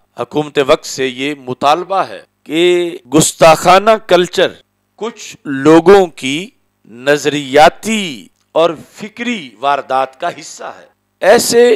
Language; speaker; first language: Urdu; non-native, local second language; Punjabi